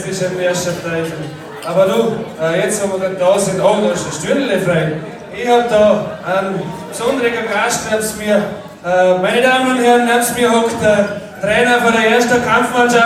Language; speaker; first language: German; native; German